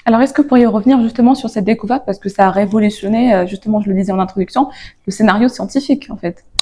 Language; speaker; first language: French; native; French